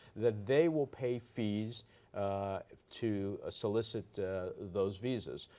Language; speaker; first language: English; early bilingual, other home language; Spanish